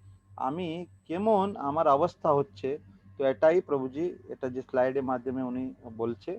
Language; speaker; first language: Bangla; non-native, learner; Hindi